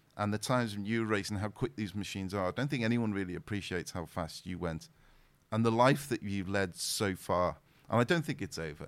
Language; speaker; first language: English; native; English